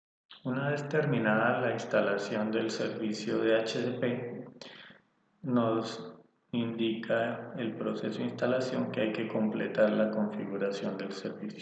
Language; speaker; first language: Spanish; native; Spanish